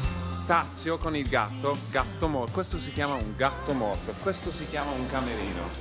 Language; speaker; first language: Italian; non-native, fluent; English